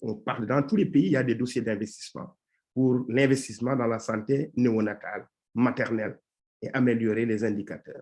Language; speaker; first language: French; non-native, local second language; Wolof